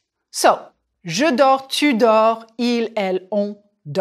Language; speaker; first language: French; non-native, fluent; English